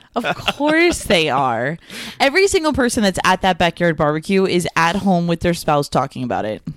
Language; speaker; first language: English; native; English